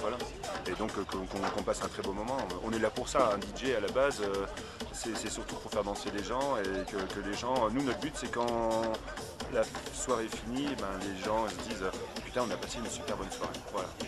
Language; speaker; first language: French; native; French